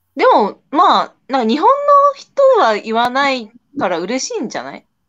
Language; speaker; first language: Japanese; native; Japanese